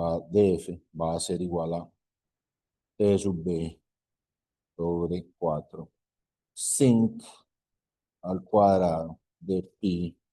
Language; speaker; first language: Spanish; native; Spanish